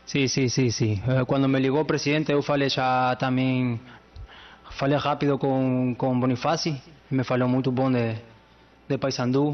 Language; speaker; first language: Portuguese; non-native, learner; Spanish